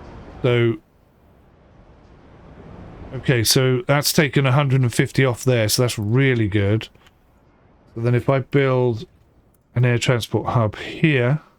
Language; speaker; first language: English; native; English